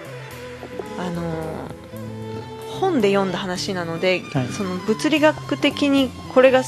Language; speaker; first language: Japanese; native; Japanese